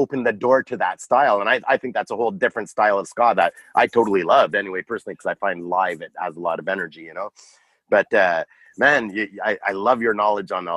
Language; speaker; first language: English; native; English